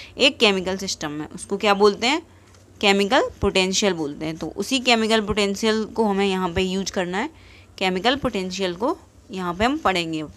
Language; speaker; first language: Hindi; native; Hindi